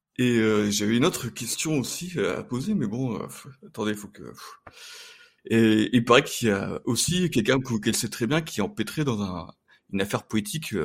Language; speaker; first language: French; native; French